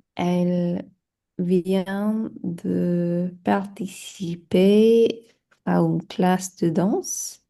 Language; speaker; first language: French; non-native, learner; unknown